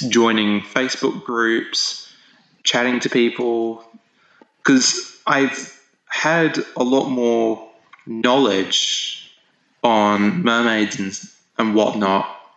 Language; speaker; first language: English; native; English